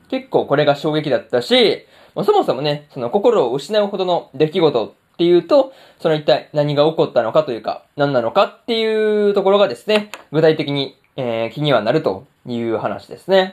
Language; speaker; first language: Japanese; native; Japanese